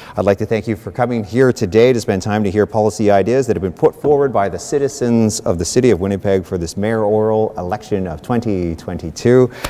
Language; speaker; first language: English; native; English